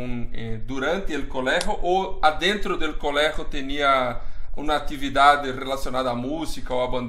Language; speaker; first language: Spanish; non-native, fluent; Portuguese